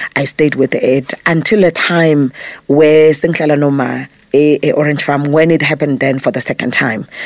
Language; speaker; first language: English; non-native, local second language; Zulu